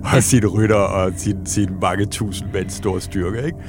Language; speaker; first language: Danish; non-native, fluent; German